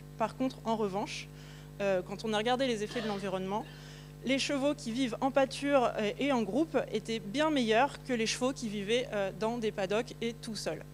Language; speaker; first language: French; native; French